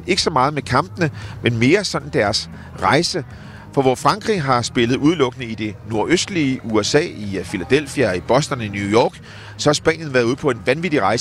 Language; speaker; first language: Danish; native; Danish